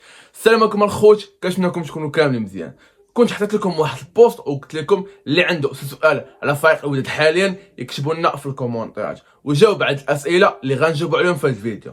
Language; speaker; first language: Arabic; native; Arabic